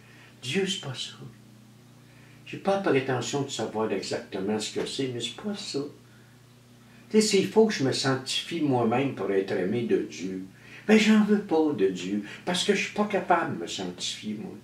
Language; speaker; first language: French; native; French